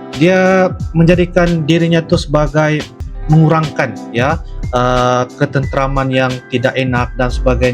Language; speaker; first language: Indonesian; non-native, local second language; Malay